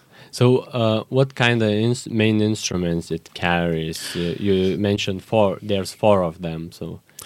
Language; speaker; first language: English; non-native, fluent; Lithuanian